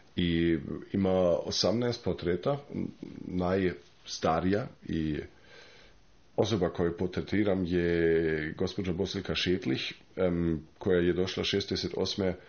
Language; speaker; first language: Croatian; non-native, fluent; German